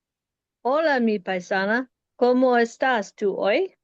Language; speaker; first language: Spanish; non-native, learner; English